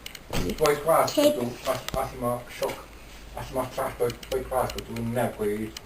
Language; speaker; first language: Bulgarian; non-native, learner; Finnish